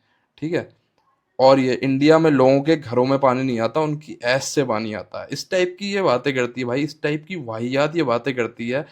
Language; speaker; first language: Hindi; native; Hindi